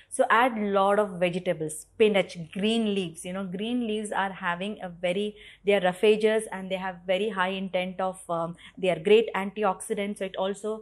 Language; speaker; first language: English; non-native, local second language; Malayalam